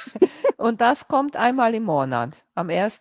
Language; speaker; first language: German; non-native, fluent; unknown